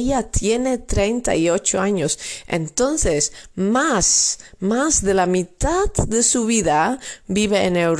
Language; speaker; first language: Spanish; non-native, fluent; Dutch